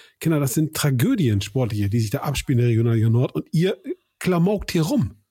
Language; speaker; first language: German; native; German